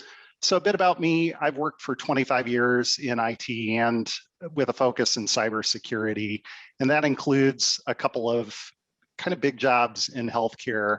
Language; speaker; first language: English; native; English